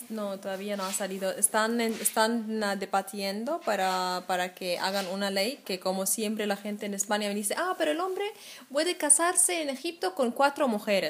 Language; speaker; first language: Spanish; non-native, fluent; Arabic